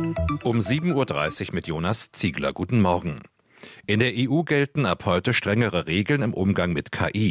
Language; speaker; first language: German; native; German